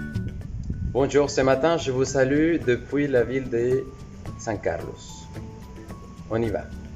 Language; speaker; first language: French; non-native, fluent; Spanish